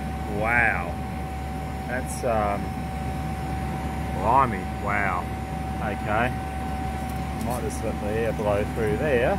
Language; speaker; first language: English; native; English